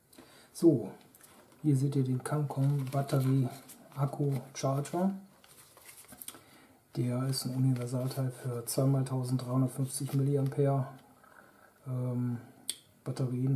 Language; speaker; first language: German; native; German